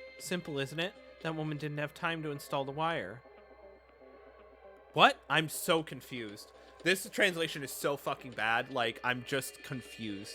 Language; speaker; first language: English; native; English